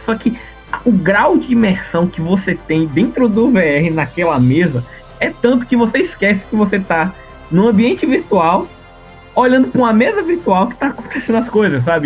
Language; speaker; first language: Portuguese; native; Portuguese